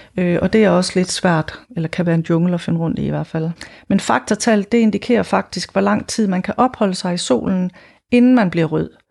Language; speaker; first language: Danish; native; Danish